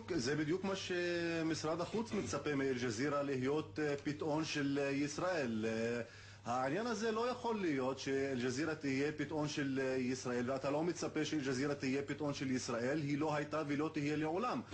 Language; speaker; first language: Hebrew; non-native, local second language; Arabic